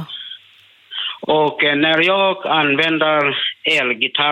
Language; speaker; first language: Swedish; non-native, learner; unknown